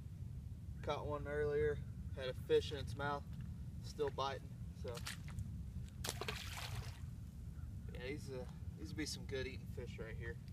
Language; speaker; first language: English; native; English